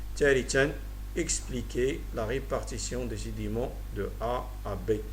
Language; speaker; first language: French; non-native, local second language; Arabic